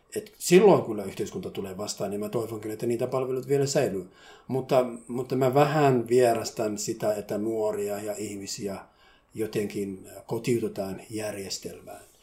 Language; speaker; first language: Finnish; non-native, fluent; Somali